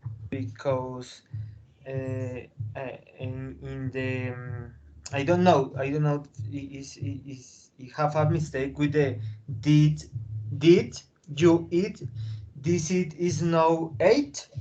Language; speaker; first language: English; non-native, learner; Spanish